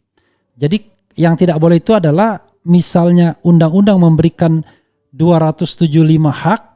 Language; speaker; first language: Indonesian; native; Indonesian